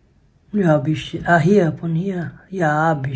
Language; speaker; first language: German; non-native, learner; Filipino